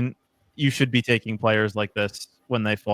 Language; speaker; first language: English; native; English